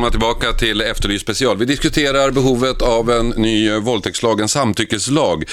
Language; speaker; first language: Swedish; native; Swedish